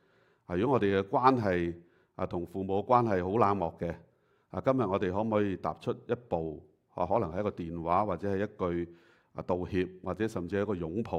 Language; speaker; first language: Chinese; native; Chinese